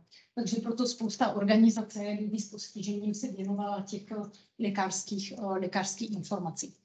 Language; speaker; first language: Czech; non-native, fluent; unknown